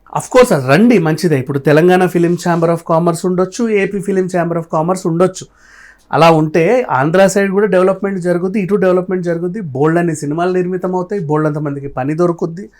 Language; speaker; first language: Telugu; native; Telugu